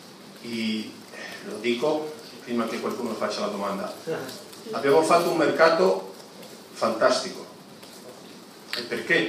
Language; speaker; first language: Italian; non-native, fluent; Spanish